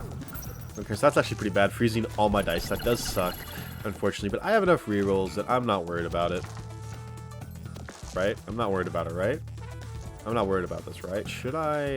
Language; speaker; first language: English; native; English